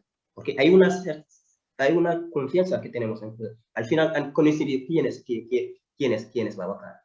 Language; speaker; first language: Spanish; non-native, fluent; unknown